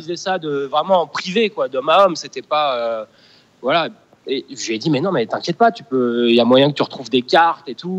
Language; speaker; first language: French; native; French